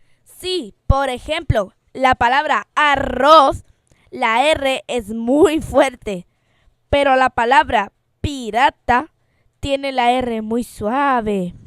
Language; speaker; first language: Spanish; non-native, fluent; English